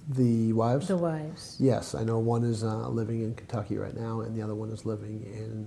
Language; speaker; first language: English; native; English